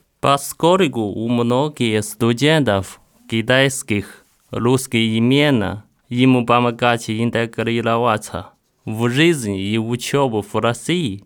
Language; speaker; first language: Russian; non-native, learner; Chinese